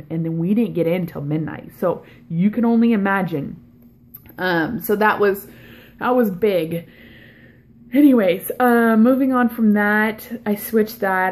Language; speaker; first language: English; native; English